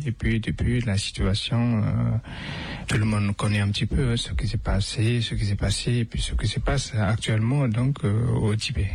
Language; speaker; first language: French; non-native, fluent; Tibetan